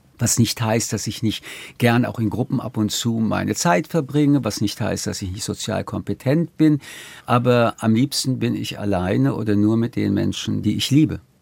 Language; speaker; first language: German; early bilingual, other home language; French